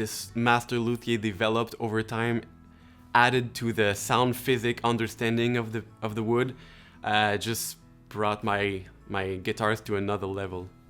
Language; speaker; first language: English; non-native, local second language; French